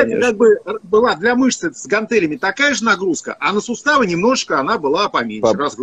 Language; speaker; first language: Russian; native; Russian